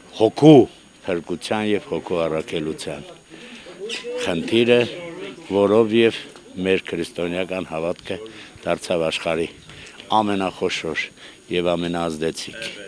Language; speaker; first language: Armenian; native; Armenian